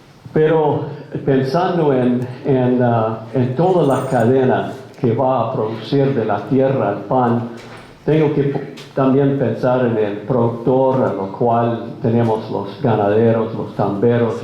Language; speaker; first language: Spanish; non-native, fluent; English